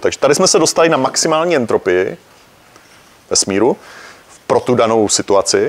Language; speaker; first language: Czech; native; Czech